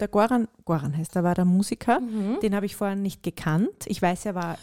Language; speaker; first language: German; native; German